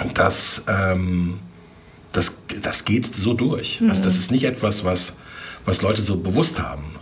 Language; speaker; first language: German; native; German